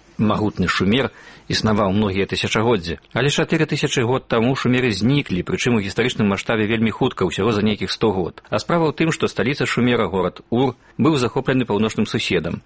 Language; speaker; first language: Belarusian; native; Belarusian